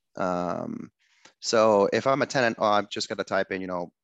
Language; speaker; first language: English; non-native, fluent; Spanish